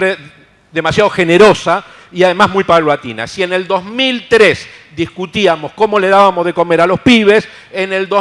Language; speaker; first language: Spanish; native; Spanish